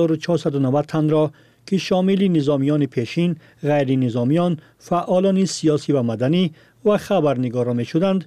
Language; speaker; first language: Persian; native; Persian